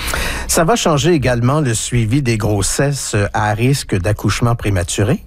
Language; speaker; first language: French; native; French